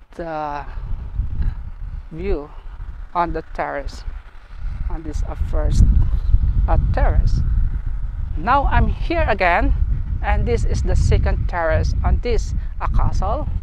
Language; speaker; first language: English; non-native, learner; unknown